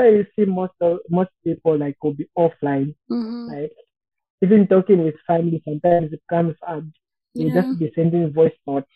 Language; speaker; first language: English; non-native, local second language; Bemba